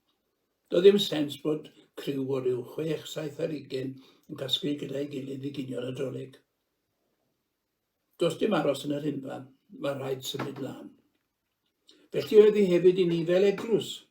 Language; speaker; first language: Welsh; native; Welsh